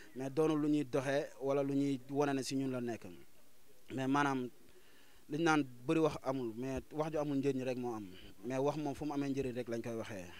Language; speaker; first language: Wolof; native; Wolof